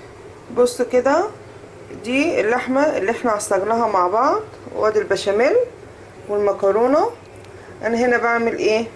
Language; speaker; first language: Arabic; native; Arabic